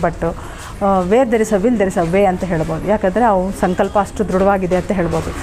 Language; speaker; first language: Kannada; native; Kannada